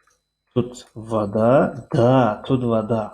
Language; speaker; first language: Russian; non-native, fluent; Tajik